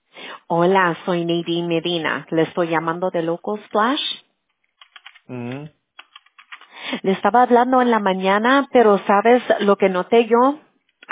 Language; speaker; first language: Spanish; early bilingual, heritage; Spanish